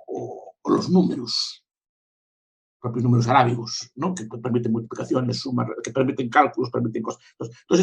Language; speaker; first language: Spanish; native; Spanish